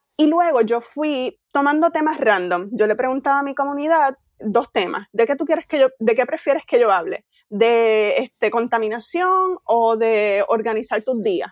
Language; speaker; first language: Spanish; native; Spanish